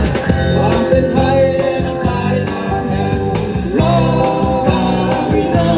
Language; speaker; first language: Thai; native; Thai